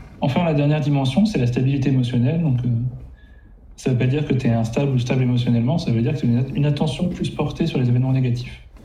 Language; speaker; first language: French; native; French